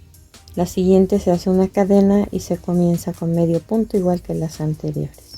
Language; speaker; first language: Spanish; native; Spanish